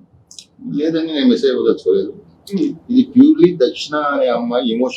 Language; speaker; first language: Telugu; native; Telugu